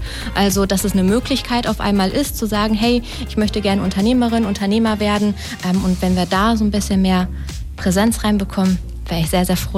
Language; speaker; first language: German; native; German